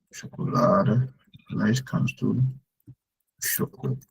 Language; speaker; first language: German; non-native, fluent; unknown